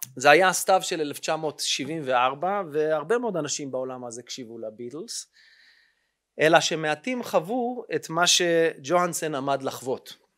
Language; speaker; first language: Hebrew; native; Hebrew